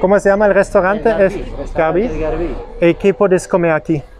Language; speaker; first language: Spanish; non-native, fluent; German